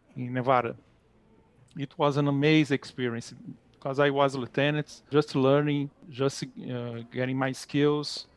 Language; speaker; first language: English; non-native, fluent; Portuguese